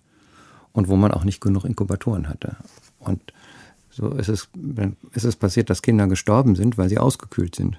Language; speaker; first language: German; native; German